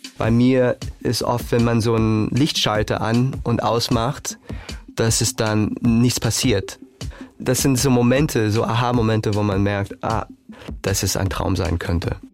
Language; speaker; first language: German; non-native, fluent; English